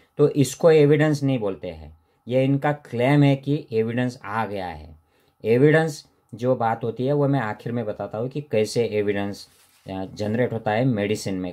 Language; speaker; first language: Hindi; non-native, local second language; Marathi